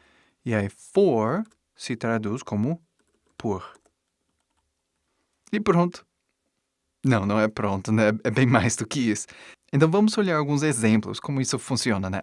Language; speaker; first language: Portuguese; non-native, fluent; English